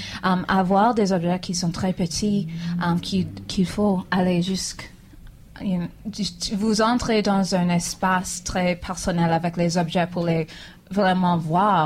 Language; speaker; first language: French; non-native, fluent; English